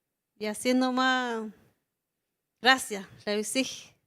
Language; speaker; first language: Spanish; non-native, local second language; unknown